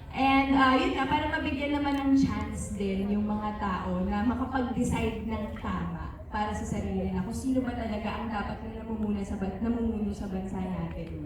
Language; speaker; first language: Filipino; native; Filipino